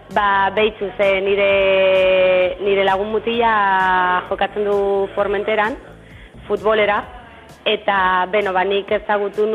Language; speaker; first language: Basque; non-native, local second language; Spanish